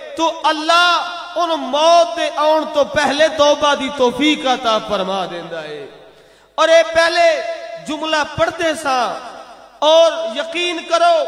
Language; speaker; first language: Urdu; non-native, local second language; Punjabi